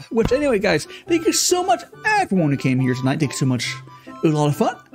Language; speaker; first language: English; native; English